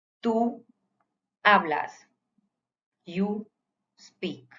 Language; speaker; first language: Spanish; non-native, fluent; Hindi